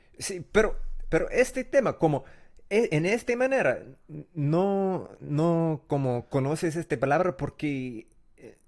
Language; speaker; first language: Spanish; non-native, learner; English